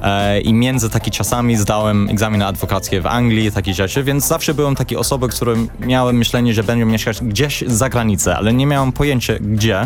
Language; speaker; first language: Polish; early bilingual, heritage; English